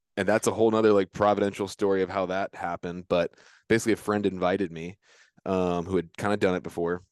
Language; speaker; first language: English; native; English